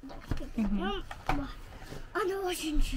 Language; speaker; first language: Russian; early bilingual, heritage; Russian